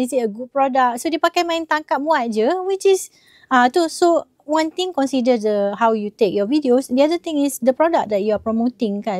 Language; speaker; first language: English; non-native, local second language; Malay